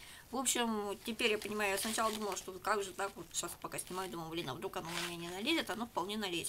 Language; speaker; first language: Russian; native; Russian